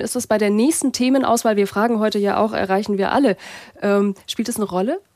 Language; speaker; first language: German; native; German